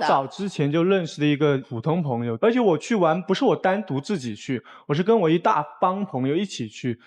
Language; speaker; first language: Chinese; native; Chinese